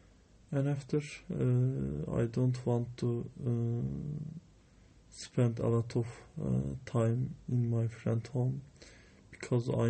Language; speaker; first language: English; non-native, learner; Turkish